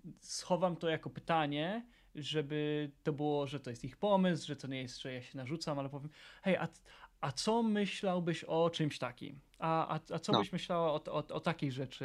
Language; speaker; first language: Polish; early bilingual, other home language; English